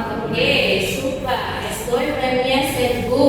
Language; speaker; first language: German; non-native, fluent; Indonesian